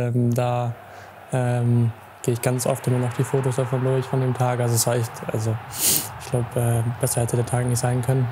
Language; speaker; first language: German; native; German